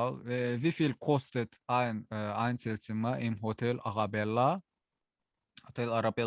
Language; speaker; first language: German; non-native, learner; Azerbaijani